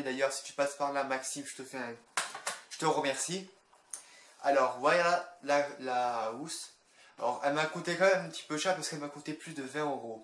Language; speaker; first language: French; native; French